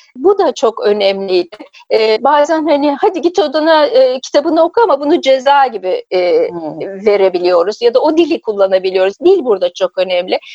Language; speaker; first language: Turkish; native; Turkish